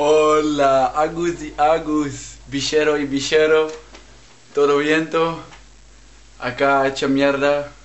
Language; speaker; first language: Spanish; early bilingual, heritage; Spanish